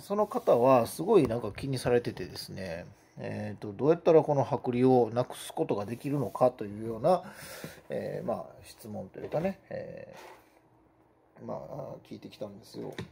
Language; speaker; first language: Japanese; native; Japanese